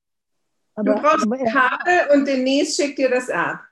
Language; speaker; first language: German; native; German